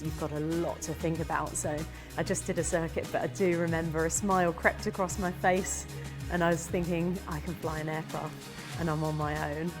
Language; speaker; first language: English; native; English